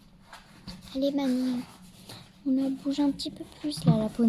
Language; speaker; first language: French; native; French